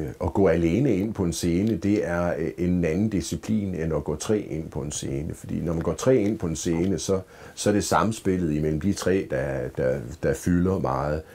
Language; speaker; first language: Danish; native; Danish